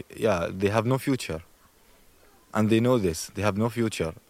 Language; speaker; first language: English; non-native, learner; Arabic